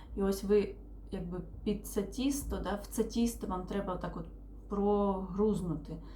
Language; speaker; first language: Ukrainian; non-native, local second language; Russian